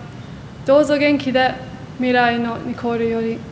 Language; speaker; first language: Japanese; non-native, learner; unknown